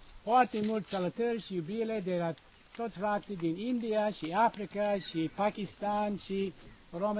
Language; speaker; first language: Romanian; non-native, learner; English